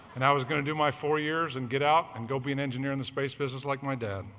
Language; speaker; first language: English; native; English